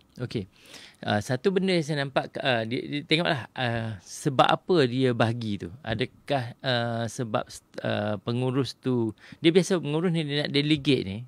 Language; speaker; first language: Malay; native; Malay